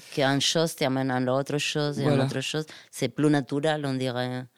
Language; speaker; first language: French; non-native, fluent; Spanish